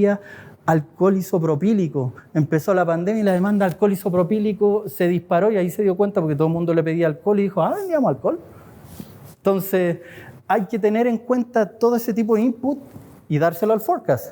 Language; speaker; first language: Spanish; native; Spanish